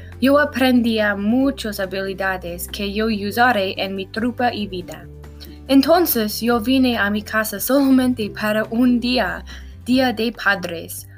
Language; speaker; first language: Spanish; non-native, learner; English